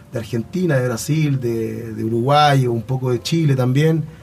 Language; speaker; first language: Spanish; native; Spanish